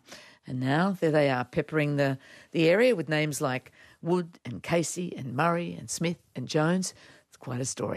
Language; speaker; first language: English; native; English